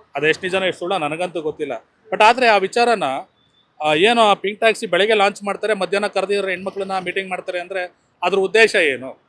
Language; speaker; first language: Kannada; native; Kannada